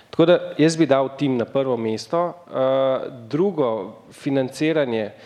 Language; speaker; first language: Slovenian; native; Slovenian